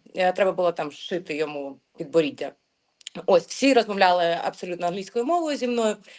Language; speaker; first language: Ukrainian; non-native, local second language; Russian